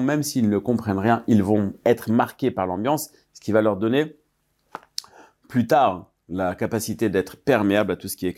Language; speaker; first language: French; native; French